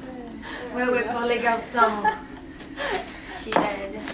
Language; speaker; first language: French; non-native, learner; English